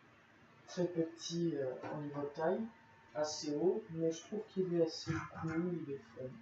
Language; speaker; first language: French; native; French